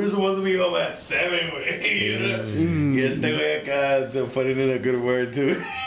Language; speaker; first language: English; early bilingual, other home language; Spanish